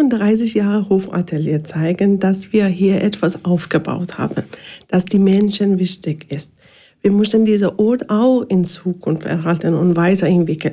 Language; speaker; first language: German; non-native, fluent; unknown